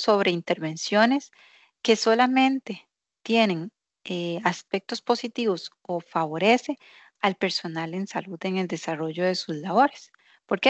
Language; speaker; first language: Spanish; native; Spanish